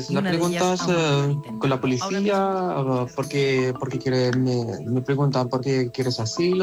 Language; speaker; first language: Spanish; non-native, learner; Arabic